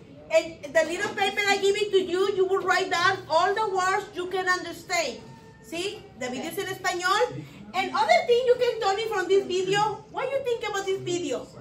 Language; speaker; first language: English; non-native, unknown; Spanish